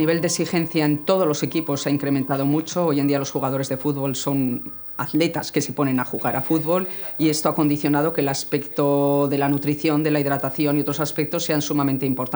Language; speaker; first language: Spanish; native; Spanish